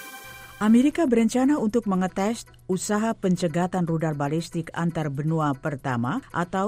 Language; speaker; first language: Indonesian; native; Indonesian